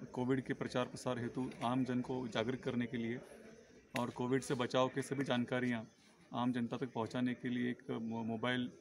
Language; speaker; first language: Hindi; native; Hindi